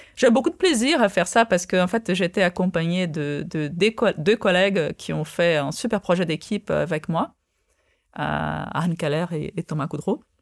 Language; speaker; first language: French; non-native, fluent; Portuguese